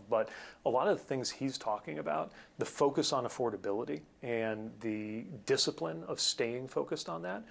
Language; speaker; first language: English; native; English